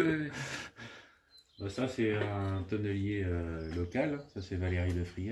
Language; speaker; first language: French; native; French